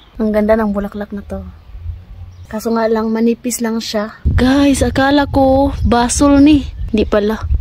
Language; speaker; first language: Filipino; non-native, local second language; Cebuano